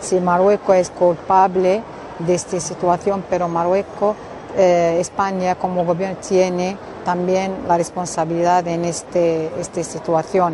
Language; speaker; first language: Spanish; non-native, fluent; Arabic